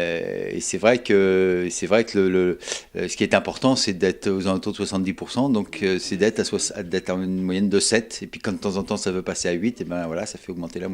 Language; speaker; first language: French; native; French